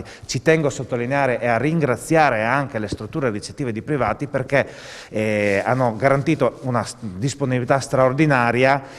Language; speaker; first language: Italian; native; Italian